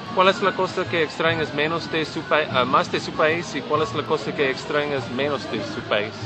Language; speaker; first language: Spanish; non-native, learner; English